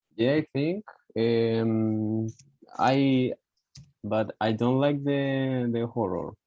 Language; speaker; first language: English; non-native, learner; Spanish